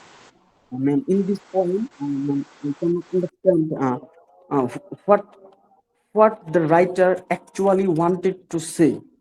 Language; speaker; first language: English; non-native, learner; Bangla